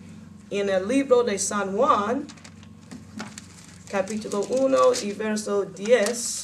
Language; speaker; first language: Spanish; non-native, learner; English